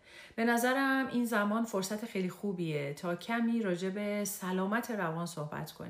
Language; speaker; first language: Persian; native; Persian